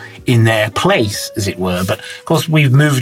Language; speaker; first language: English; native; English